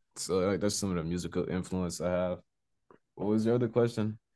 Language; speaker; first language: English; native; English